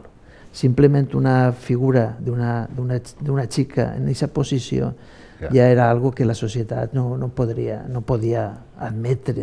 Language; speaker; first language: Catalan; native; Catalan